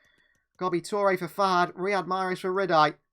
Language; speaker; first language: English; native; English